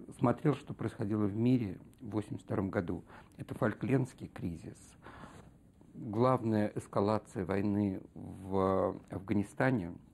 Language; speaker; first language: Russian; native; Russian